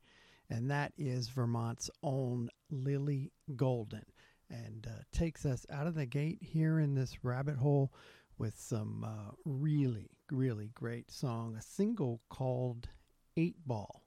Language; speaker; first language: English; native; English